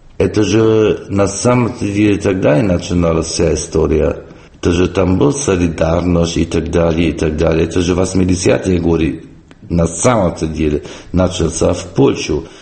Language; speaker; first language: Russian; non-native, fluent; German